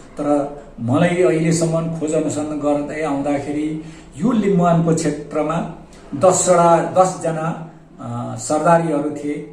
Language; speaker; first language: Nepali; non-native, local second language; Limbu